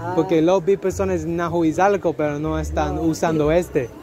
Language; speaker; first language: Spanish; non-native, learner; English